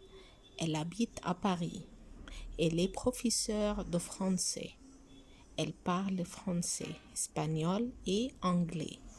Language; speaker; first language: French; non-native, fluent; Arabic